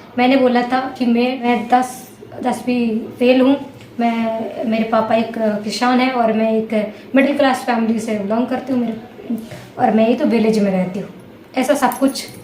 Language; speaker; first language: Hindi; native; Hindi